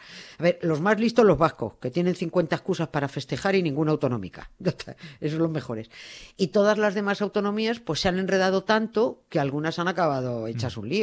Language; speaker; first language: Spanish; native; Spanish